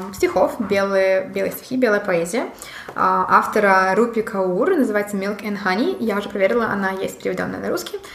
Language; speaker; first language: Russian; native; Russian